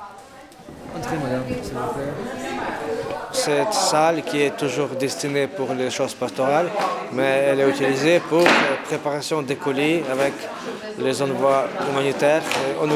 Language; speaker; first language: French; non-native, fluent; Ukrainian